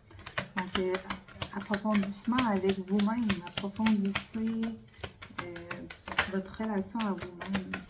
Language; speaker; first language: French; native; French